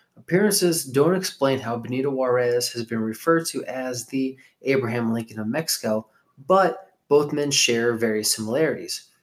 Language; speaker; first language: English; native; English